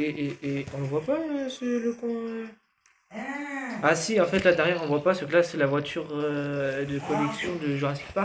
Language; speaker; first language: French; native; French